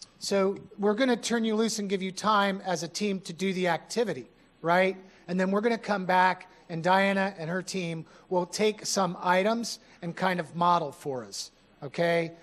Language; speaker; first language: English; native; English